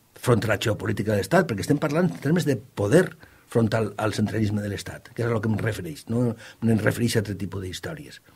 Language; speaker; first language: Catalan; native; Catalan